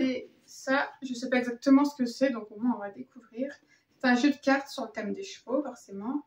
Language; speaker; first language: French; native; French